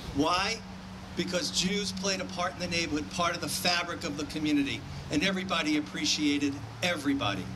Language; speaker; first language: English; native; English